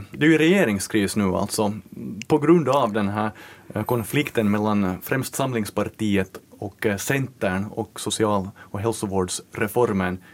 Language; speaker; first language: Swedish; native; Swedish